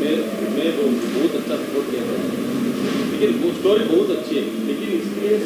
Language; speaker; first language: Hindi; non-native, local second language; Kannada